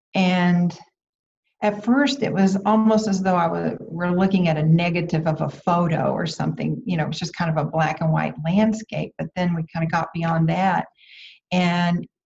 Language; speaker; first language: English; native; English